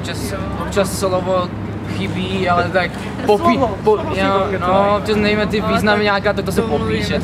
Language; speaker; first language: Czech; native; Czech